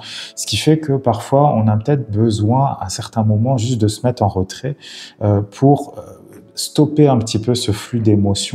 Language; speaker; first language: French; native; French